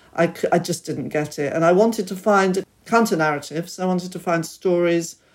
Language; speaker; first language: English; native; English